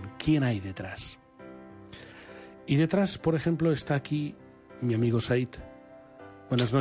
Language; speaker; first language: Spanish; non-native, local second language; Catalan